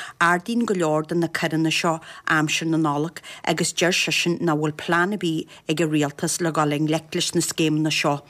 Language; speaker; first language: Irish; native; Irish